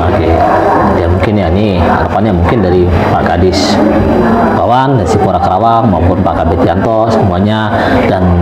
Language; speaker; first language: Indonesian; native; Indonesian